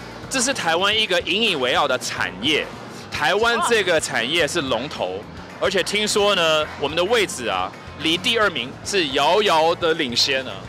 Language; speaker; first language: Chinese; native; Chinese